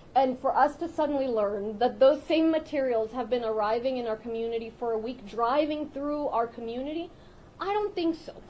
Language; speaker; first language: English; early bilingual, other home language; Spanish